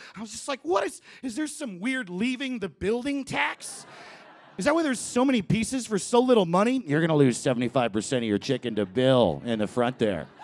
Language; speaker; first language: English; native; English